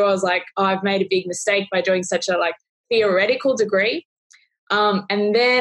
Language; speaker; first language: English; native; English